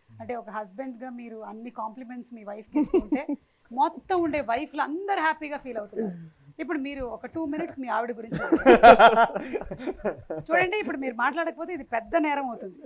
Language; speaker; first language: Telugu; native; Telugu